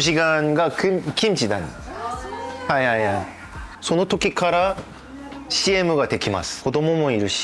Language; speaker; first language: Japanese; non-native, learner; Korean